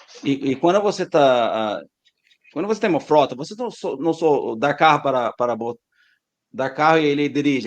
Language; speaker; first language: Portuguese; non-native, learner; English